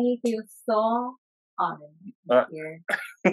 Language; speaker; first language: English; non-native, fluent; Japanese